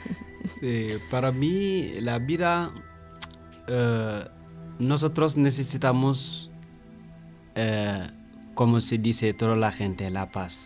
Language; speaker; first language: Spanish; non-native, learner; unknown